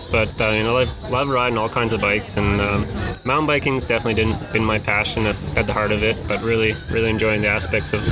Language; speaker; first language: English; native; English